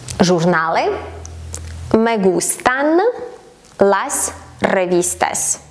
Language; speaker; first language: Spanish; non-native, fluent; Ukrainian